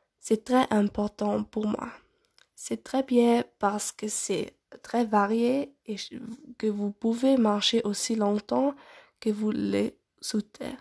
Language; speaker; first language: French; non-native, local second language; German